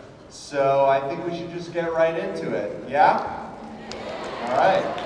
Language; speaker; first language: English; native; English